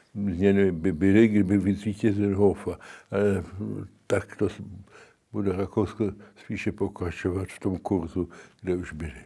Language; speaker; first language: Czech; early bilingual, heritage; Czech